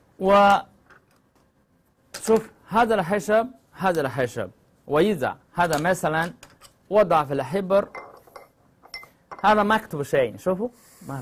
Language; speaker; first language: Arabic; non-native, learner; Chinese